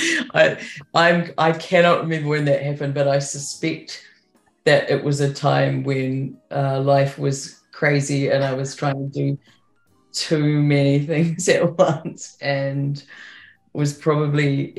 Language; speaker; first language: English; native; English